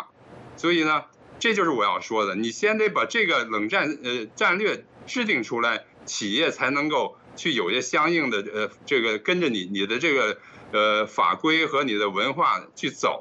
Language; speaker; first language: Chinese; native; Chinese